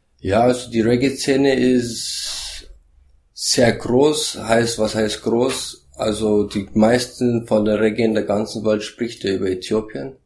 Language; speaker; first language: German; early bilingual, heritage; German